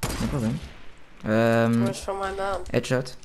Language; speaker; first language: English; non-native, learner; French